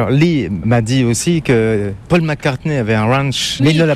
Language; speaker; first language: French; native; French